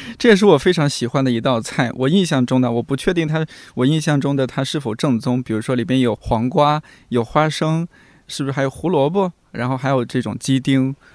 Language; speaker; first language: Chinese; native; Chinese